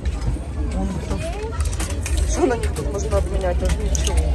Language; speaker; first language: Russian; non-native, local second language; Ukrainian